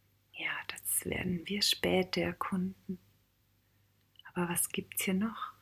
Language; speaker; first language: German; native; German